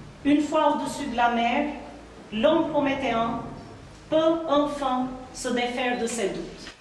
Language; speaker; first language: French; native; French